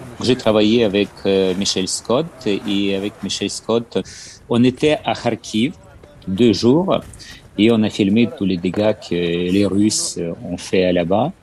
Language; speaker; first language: French; non-native, learner; Ukrainian